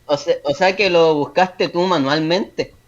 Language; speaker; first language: Spanish; native; Spanish